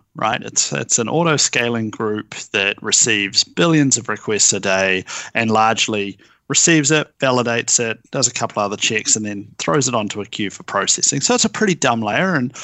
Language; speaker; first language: English; native; English